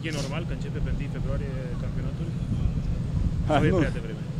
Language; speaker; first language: Romanian; native; Romanian